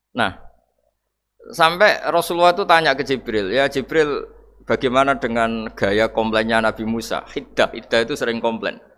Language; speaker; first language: Indonesian; non-native, local second language; Javanese